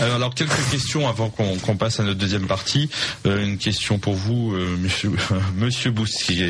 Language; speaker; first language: French; native; French